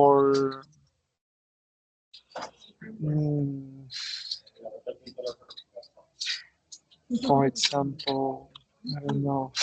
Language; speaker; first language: English; non-native, learner; Spanish